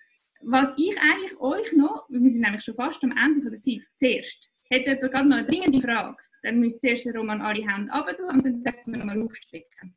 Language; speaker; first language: German; native; German